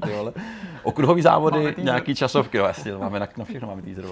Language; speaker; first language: Czech; native; Czech